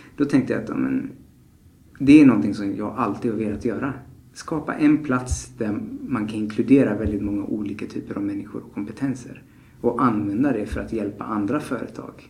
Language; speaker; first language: Swedish; early bilingual, other home language; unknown